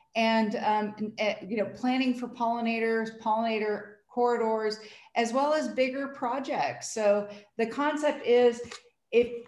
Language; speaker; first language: English; native; English